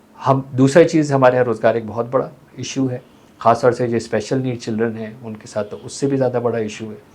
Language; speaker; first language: Urdu; native; Urdu